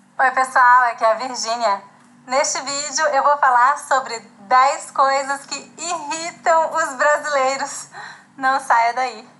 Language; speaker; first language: Portuguese; native; Portuguese